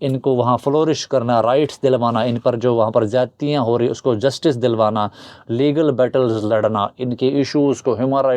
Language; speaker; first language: Hindi; native; Hindi